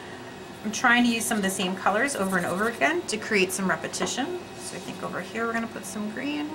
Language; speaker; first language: English; native; English